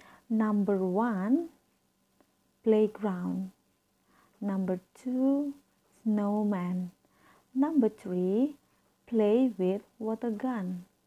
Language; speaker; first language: English; non-native, fluent; Indonesian